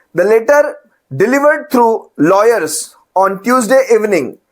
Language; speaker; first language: English; non-native, local second language; Marathi